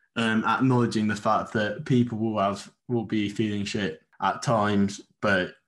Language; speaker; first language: English; non-native, fluent; Spanish